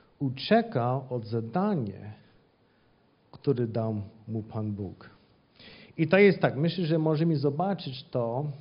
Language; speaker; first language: Polish; non-native, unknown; English